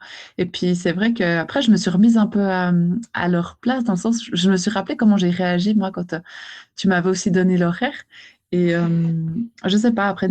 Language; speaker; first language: French; native; French